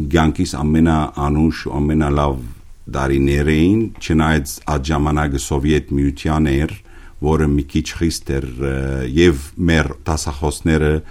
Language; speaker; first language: Armenian; early bilingual, heritage; Armenian